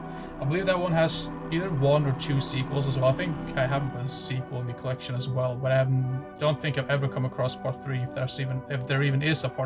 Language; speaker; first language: English; non-native, fluent; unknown